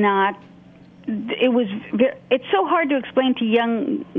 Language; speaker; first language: English; native; English